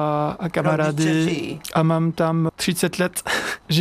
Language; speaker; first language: Czech; non-native, fluent; French